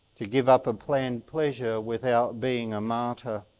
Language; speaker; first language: English; native; English